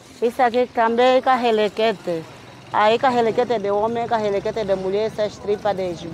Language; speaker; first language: Portuguese; non-native, local second language; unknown